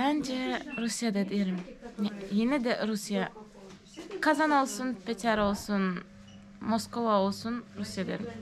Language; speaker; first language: Turkish; non-native, fluent; Turkmen